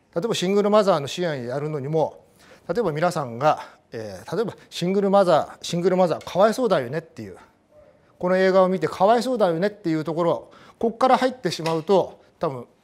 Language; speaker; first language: Japanese; native; Japanese